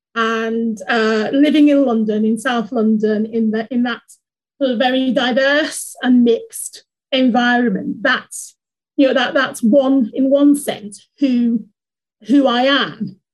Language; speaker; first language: English; native; English